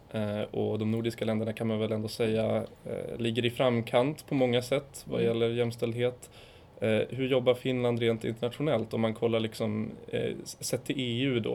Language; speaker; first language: Swedish; native; Swedish